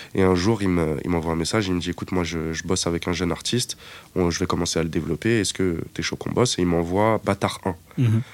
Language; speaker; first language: French; native; French